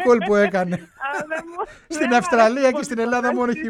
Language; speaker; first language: Greek; native; Greek